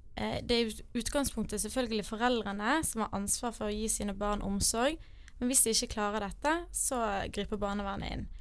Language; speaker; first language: Norwegian; native; Norwegian